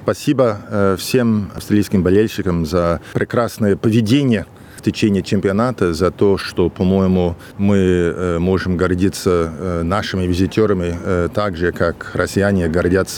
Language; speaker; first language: Russian; non-native, fluent; English